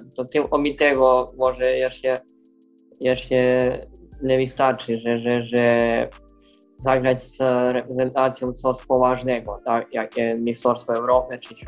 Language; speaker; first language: Polish; non-native, learner; Serbian